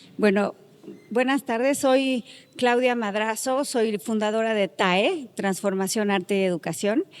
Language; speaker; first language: Spanish; native; Spanish